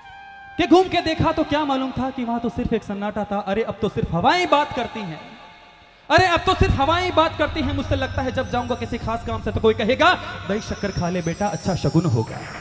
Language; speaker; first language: Hindi; native; Hindi